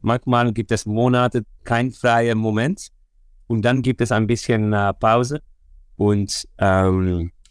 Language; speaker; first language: German; non-native, learner; Dutch